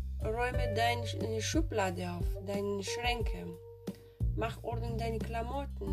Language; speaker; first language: German; non-native, fluent; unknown